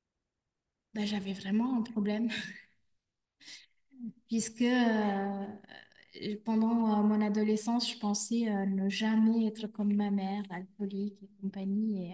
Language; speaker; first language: French; native; French